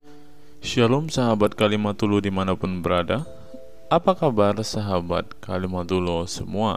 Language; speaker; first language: Indonesian; native; Indonesian